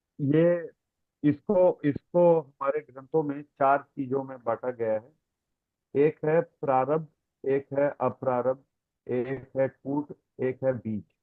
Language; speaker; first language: Hindi; non-native, local second language; Tamil